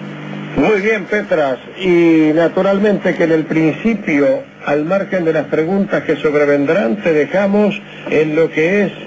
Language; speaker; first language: Spanish; native; Spanish